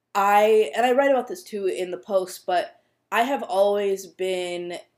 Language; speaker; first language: English; native; English